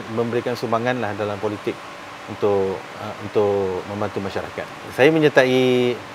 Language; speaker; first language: Malay; native; Malay